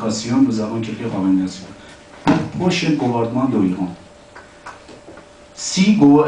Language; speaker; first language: French; non-native, learner; Persian